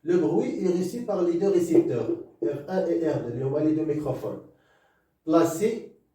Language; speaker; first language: French; non-native, local second language; Arabic